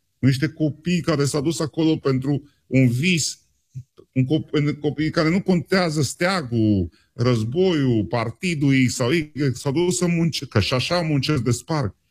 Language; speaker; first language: Romanian; native; Romanian